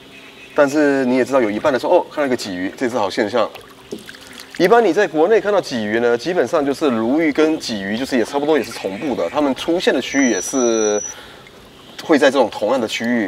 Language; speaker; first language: Chinese; native; Chinese